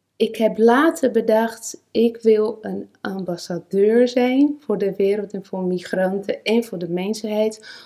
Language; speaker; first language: Dutch; non-native, fluent; Portuguese